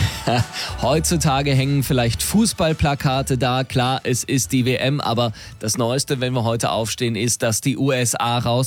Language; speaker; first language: German; native; German